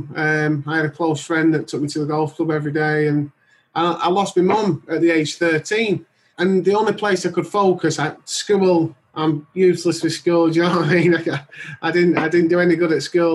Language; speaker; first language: English; native; English